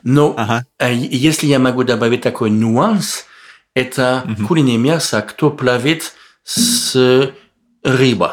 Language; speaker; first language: Russian; non-native, learner; French